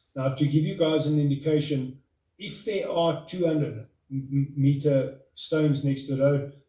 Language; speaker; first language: English; non-native, local second language; Afrikaans